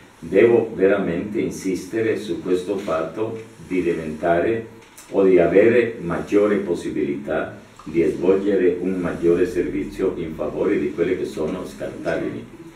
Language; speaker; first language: Italian; non-native, fluent; Spanish